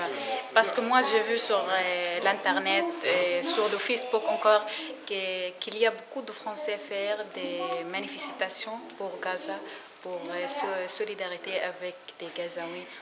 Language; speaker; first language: French; non-native, learner; Arabic